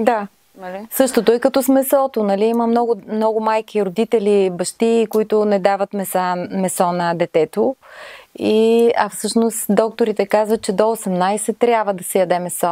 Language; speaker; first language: Bulgarian; native; Bulgarian